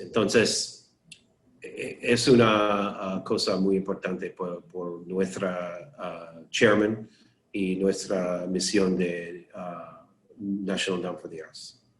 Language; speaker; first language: Spanish; non-native, learner; English